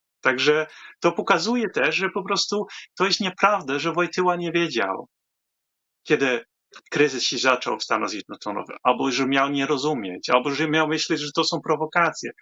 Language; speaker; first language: Polish; non-native, fluent; Dutch